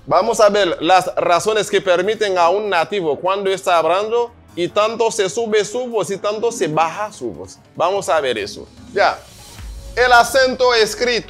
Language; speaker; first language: Spanish; non-native, fluent; Haitian Creole